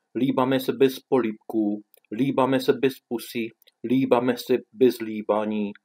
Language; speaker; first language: Czech; non-native, fluent; Romanian